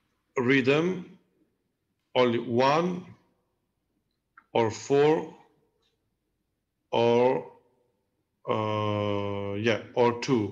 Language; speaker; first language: English; non-native, learner; Italian